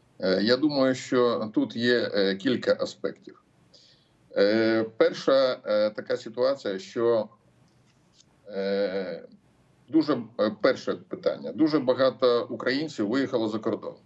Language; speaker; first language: Ukrainian; non-native, local second language; Russian